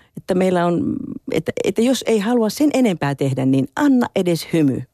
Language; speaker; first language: Finnish; native; Finnish